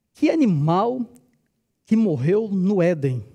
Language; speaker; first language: Portuguese; native; Portuguese